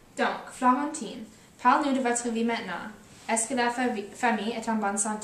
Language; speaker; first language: French; non-native, learner; English